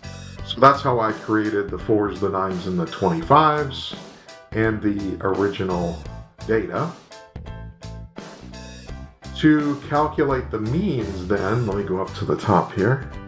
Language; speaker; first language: English; native; English